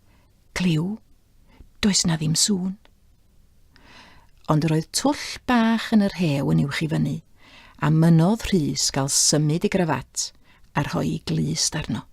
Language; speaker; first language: Welsh; native; Welsh